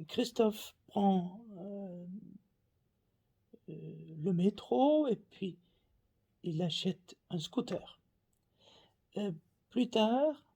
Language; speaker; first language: French; non-native, learner; Faroese